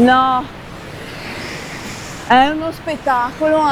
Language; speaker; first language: Italian; native; Italian